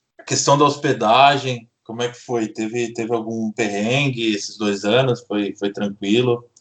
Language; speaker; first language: Portuguese; native; Portuguese